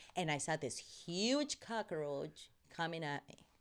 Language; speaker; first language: English; non-native, fluent; Spanish